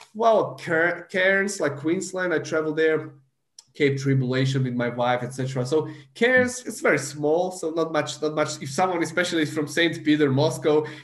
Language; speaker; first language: English; non-native, fluent; Slovak